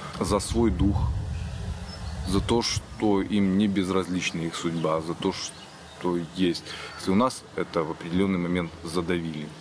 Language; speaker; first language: Russian; native; Russian